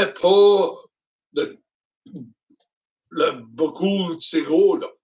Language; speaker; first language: French; non-native, learner; English